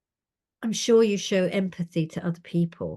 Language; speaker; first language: English; native; English